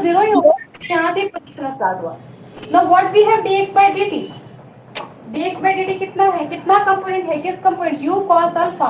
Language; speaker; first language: Hindi; native; Hindi